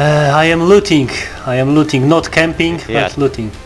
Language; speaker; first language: English; non-native, learner; Polish